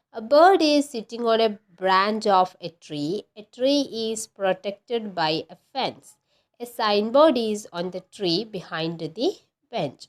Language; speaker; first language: English; non-native, local second language; Malayalam